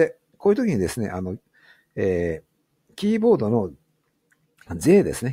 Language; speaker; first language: Japanese; native; Japanese